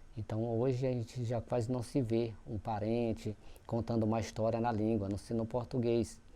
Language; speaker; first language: Portuguese; non-native, local second language; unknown